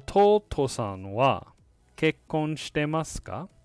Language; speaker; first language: Japanese; non-native, fluent; English